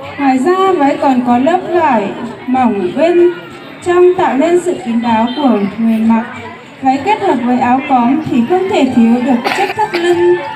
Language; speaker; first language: Vietnamese; non-native, local second language; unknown